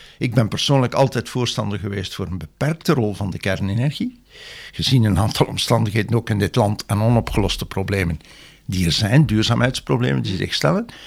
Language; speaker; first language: Dutch; native; Dutch